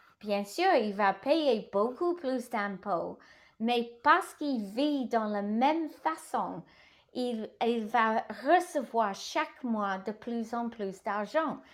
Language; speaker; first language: French; non-native, learner; English